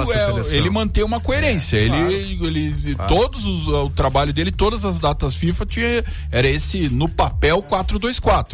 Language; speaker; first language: Portuguese; native; Portuguese